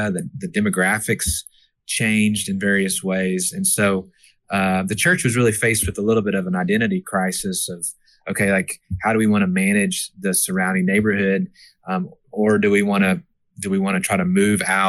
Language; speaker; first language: English; native; English